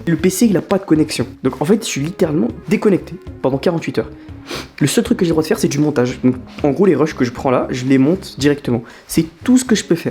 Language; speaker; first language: French; native; French